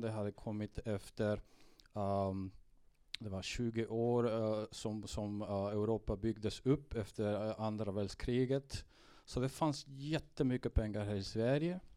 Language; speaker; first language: Swedish; non-native, fluent; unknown